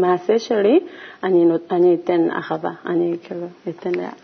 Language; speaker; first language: Hebrew; non-native, learner; Korean